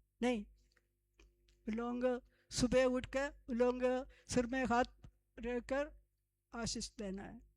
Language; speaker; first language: Hindi; non-native, local second language; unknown